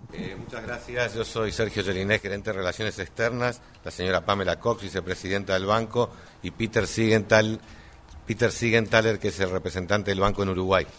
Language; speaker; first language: Spanish; native; Spanish